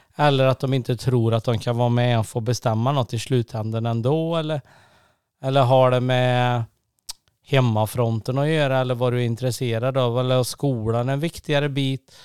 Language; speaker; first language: Swedish; native; Swedish